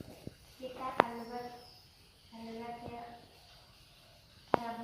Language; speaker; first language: Arabic; non-native, learner; Indonesian